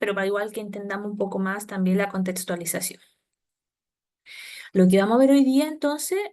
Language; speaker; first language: Spanish; native; Spanish